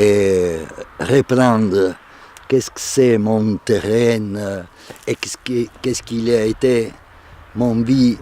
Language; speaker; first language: French; non-native, fluent; Italian